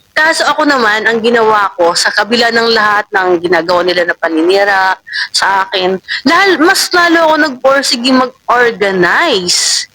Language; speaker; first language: Filipino; non-native, local second language; Waray